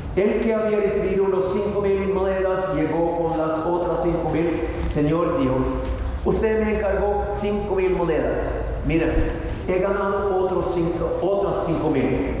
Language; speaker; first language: Spanish; non-native, fluent; Norwegian